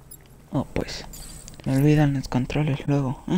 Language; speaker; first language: Spanish; native; Spanish